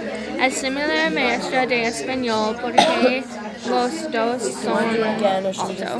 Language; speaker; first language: Spanish; non-native, learner; English